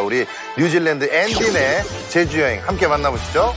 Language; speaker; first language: Korean; native; Korean